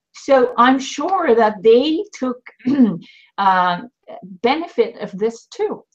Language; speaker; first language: English; non-native, fluent; Swedish